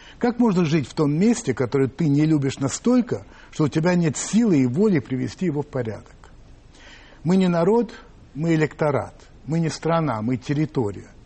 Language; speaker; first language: Russian; non-native, fluent; French